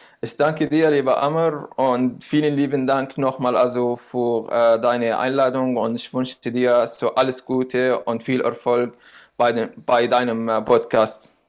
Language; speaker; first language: German; non-native, fluent; Arabic